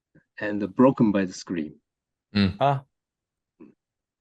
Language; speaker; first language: English; non-native, learner; Japanese